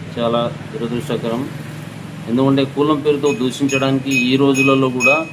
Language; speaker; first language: Telugu; non-native, local second language; Lambadi